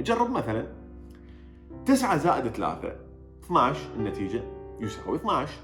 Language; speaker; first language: Arabic; native; Arabic